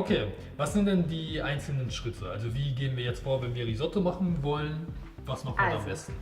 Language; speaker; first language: German; early bilingual, other home language; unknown